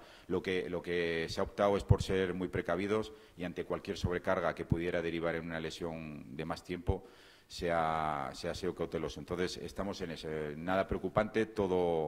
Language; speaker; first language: Spanish; native; Spanish